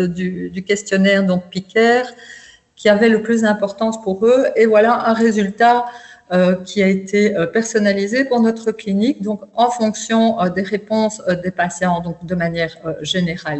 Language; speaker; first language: French; native; French